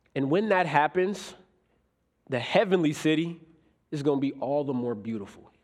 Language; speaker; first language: English; native; English